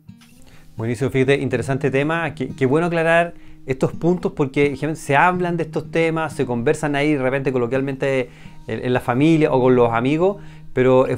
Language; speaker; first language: Spanish; native; Spanish